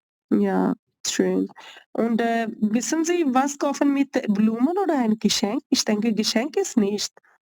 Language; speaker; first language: German; non-native, learner; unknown